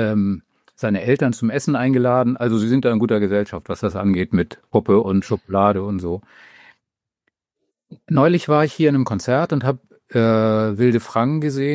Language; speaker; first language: German; native; German